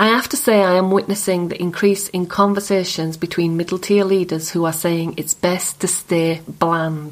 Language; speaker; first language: English; native; English